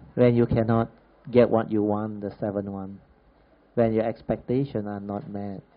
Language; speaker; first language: English; non-native, local second language; Min Nan Chinese